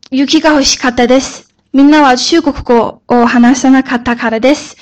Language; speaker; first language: Japanese; early bilingual, other home language; Chinese